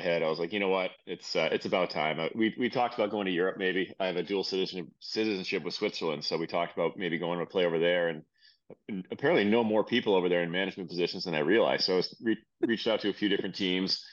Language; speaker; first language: English; native; English